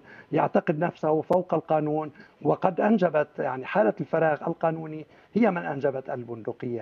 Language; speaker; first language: Arabic; native; Arabic